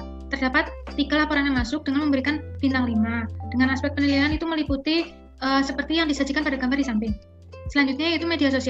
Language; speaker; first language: Indonesian; native; Indonesian